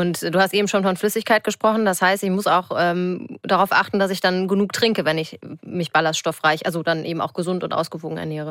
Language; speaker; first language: German; native; German